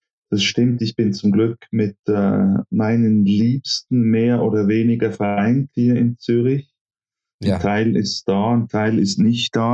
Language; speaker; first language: German; native; German